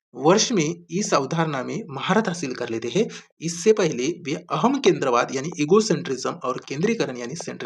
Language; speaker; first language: Hindi; non-native, local second language; Marathi